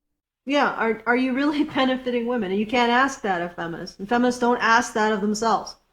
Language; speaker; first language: English; native; English